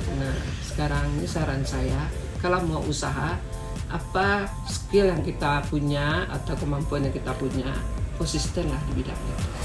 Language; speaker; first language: Indonesian; non-native, local second language; Minangkabau